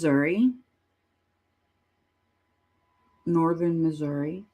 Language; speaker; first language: English; native; English